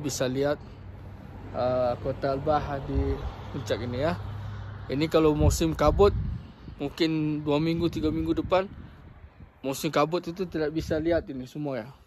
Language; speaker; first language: Indonesian; non-native, fluent; Arabic